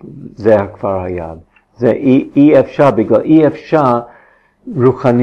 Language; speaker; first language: Hebrew; non-native, fluent; English